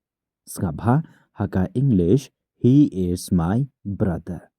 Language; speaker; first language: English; non-native, local second language; Khasi